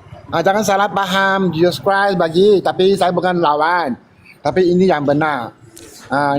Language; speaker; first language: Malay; non-native, local second language; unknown